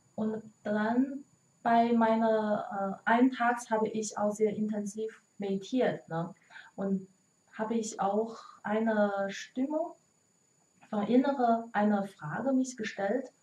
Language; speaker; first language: German; non-native, learner; Chinese